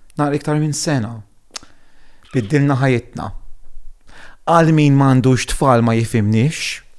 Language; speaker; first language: Maltese; non-native, fluent; Italian